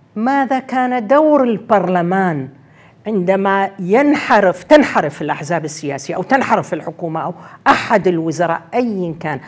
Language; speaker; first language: Arabic; native; Arabic